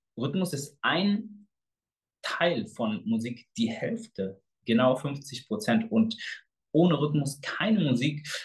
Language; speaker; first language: German; early bilingual, other home language; Portuguese